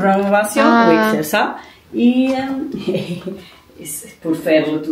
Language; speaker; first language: French; non-native, learner; Portuguese